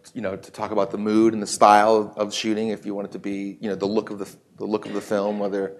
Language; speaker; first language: English; native; English